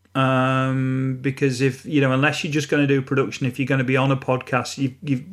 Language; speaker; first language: English; native; English